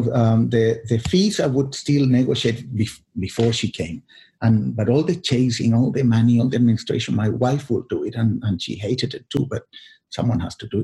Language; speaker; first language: English; non-native, fluent; Spanish